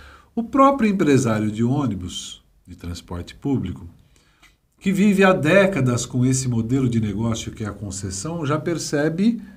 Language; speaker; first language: Portuguese; native; Portuguese